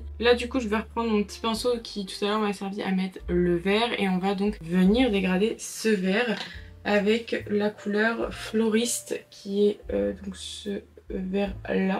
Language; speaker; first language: French; native; French